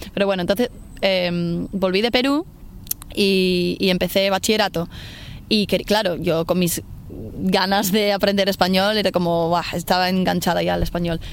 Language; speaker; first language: Spanish; non-native, fluent; English